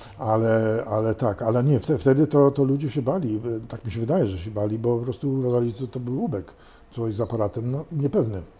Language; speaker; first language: Polish; early bilingual, heritage; Polish